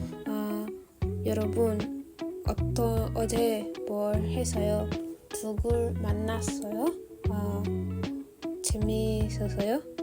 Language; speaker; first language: Korean; non-native, learner; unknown